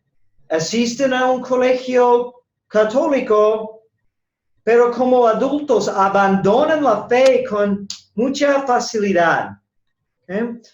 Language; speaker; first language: Spanish; non-native, fluent; English